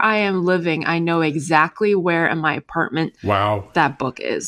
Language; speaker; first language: English; early bilingual, other home language; Chinese